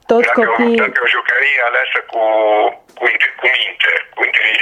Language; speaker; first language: Romanian; non-native, learner; Italian